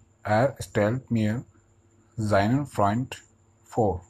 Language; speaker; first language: German; non-native, fluent; Hindi